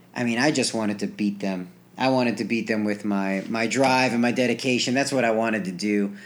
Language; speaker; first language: English; native; English